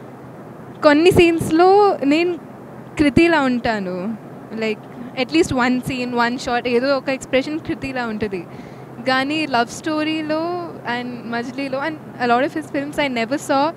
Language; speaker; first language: Telugu; non-native, local second language; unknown